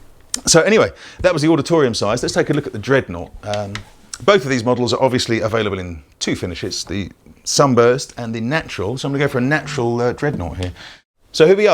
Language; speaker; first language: English; native; English